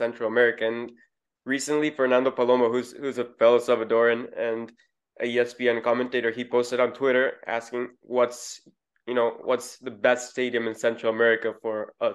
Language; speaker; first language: English; non-native, fluent; Spanish